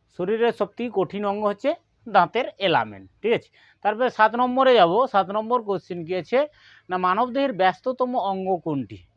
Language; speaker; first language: Bangla; non-native, local second language; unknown